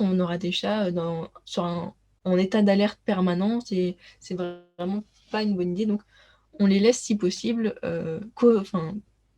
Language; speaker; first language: French; native; French